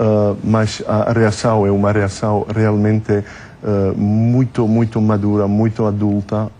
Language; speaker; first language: Portuguese; non-native, fluent; French